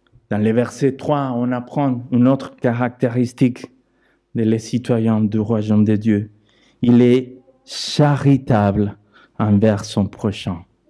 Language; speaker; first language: French; non-native, fluent; Spanish